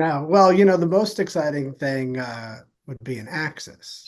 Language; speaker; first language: English; native; English